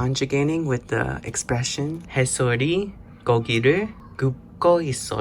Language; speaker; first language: Korean; non-native, learner; English